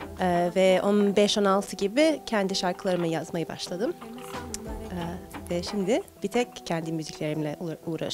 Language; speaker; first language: Turkish; early bilingual, heritage; Turkish